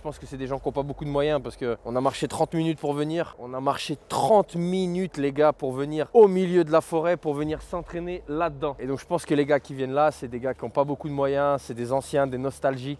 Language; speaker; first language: French; native; French